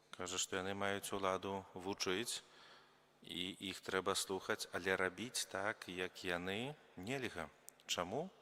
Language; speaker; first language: Belarusian; native; Belarusian